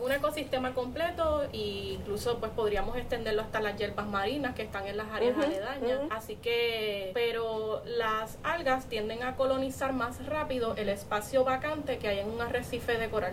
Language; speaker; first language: Spanish; native; Spanish